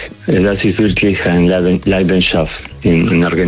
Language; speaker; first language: German; non-native, learner; Spanish